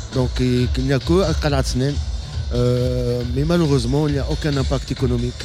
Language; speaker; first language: French; non-native, local second language; Arabic